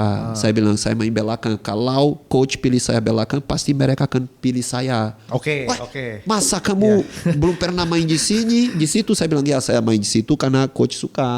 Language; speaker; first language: Indonesian; non-native, fluent; Portuguese